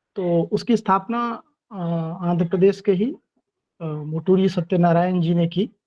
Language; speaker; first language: Hindi; native; Hindi